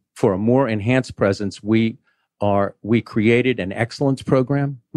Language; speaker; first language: English; native; English